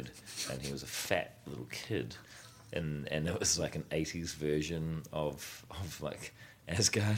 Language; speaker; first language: English; native; English